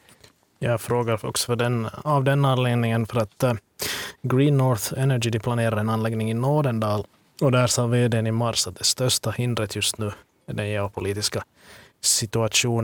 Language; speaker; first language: Swedish; native; Swedish